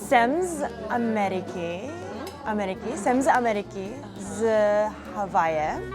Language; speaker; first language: Czech; non-native, learner; English